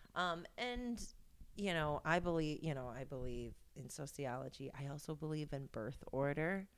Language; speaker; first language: English; native; English